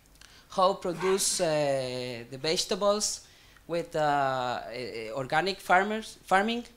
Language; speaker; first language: English; non-native, learner; Spanish